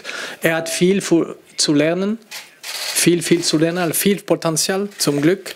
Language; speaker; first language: German; non-native, fluent; French